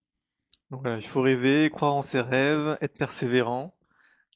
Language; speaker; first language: French; native; French